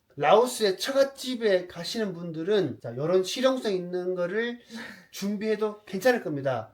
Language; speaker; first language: Korean; native; Korean